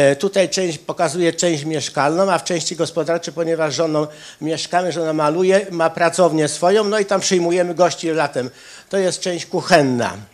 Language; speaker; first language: Polish; native; Polish